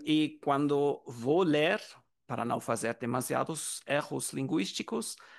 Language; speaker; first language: Portuguese; non-native, learner; German